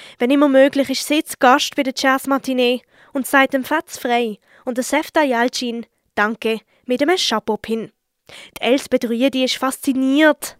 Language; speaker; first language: German; native; German